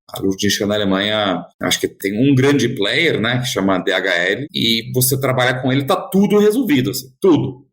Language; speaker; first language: Portuguese; non-native, fluent; German